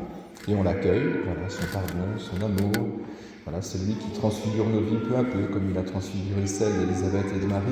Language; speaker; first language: French; native; French